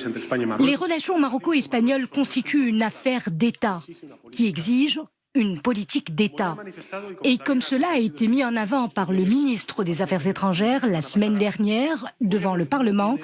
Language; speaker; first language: French; non-native, local second language; Arabic